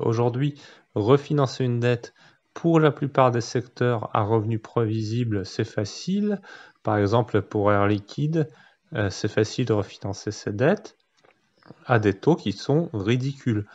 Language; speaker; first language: French; native; French